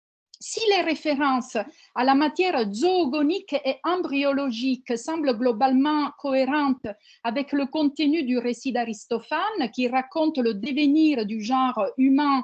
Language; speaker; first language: French; non-native, fluent; Italian